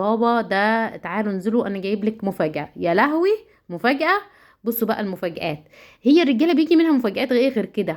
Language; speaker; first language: Arabic; native; Arabic